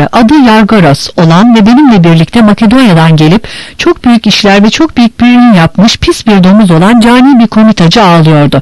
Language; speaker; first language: Turkish; native; Turkish